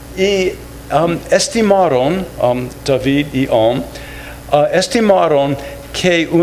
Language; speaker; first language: Spanish; non-native, fluent; English